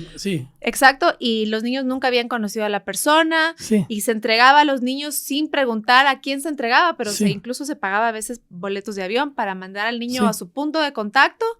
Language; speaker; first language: Spanish; native; Spanish